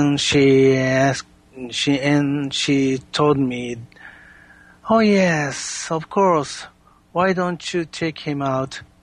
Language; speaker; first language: English; non-native, learner; Japanese